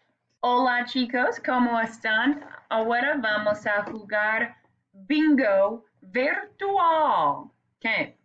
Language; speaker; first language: Spanish; non-native, fluent; English